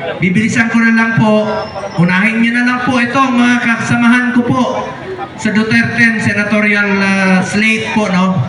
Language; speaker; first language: Filipino; non-native, local second language; Cebuano